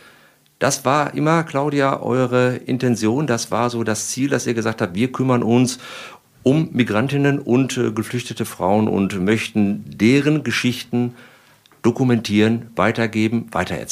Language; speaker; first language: German; native; German